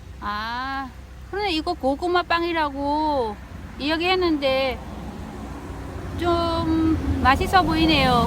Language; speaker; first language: Korean; non-native, learner; Vietnamese